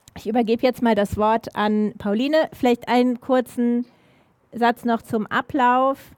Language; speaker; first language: German; native; German